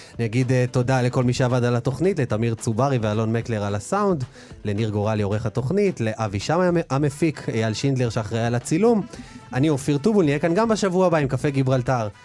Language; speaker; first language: Hebrew; native; Hebrew